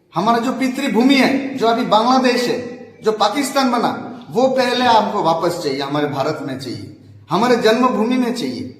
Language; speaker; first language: Hindi; non-native, local second language; Bangla